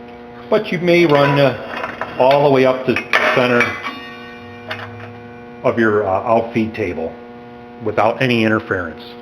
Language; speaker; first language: English; native; English